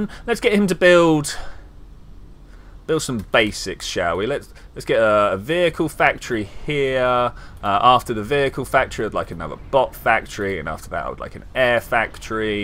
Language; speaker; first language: English; native; English